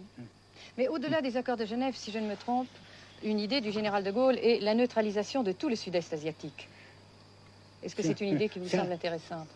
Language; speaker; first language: French; native; French